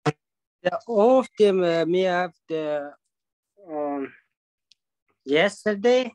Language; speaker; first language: English; non-native, learner; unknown